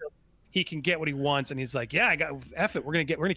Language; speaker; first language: English; native; English